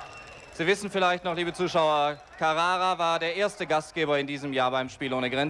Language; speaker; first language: German; native; German